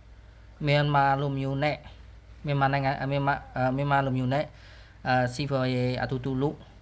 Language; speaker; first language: Burmese; non-native, learner; Khmer